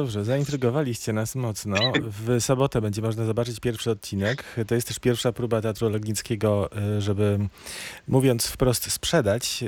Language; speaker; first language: Polish; native; Polish